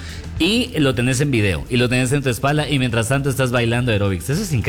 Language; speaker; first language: Spanish; native; Spanish